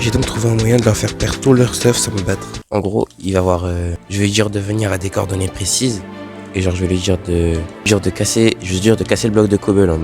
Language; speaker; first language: French; native; French